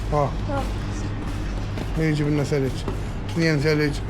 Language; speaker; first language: Arabic; native; Arabic